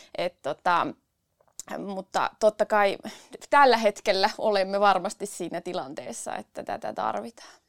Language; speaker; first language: Finnish; early bilingual, other home language; Spanish